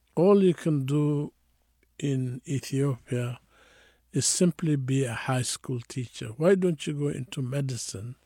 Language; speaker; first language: English; non-native, fluent; Tigrinya